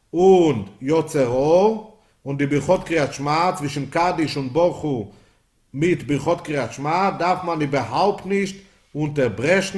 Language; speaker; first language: German; non-native, fluent; Yiddish